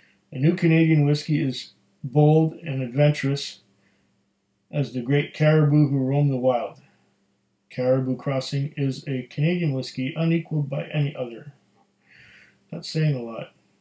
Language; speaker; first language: English; native; English